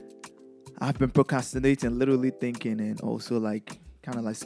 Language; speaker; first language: English; non-native, local second language; Yoruba